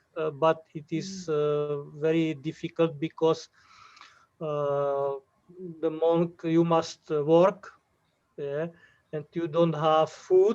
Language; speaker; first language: English; non-native, learner; Czech